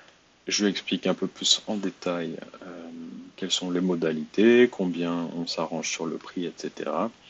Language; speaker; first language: French; native; French